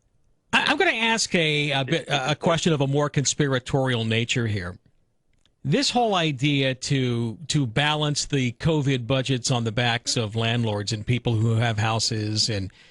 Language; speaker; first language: English; native; English